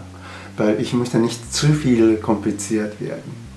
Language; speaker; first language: German; non-native, learner; Japanese